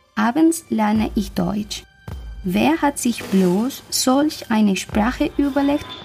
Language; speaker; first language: German; non-native, fluent; Spanish